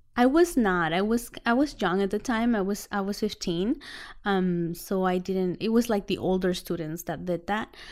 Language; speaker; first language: English; non-native, fluent; Spanish